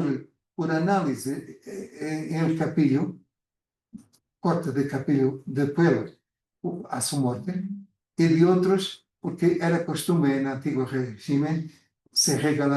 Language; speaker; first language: Spanish; non-native, fluent; Portuguese